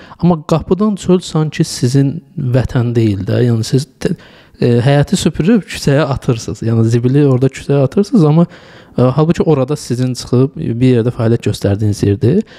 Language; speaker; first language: Azerbaijani; native; Azerbaijani